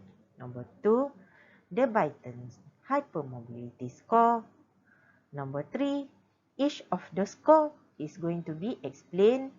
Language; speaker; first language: English; non-native, local second language; Malay